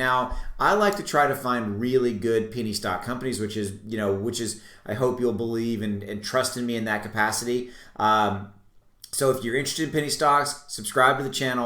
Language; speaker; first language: English; native; English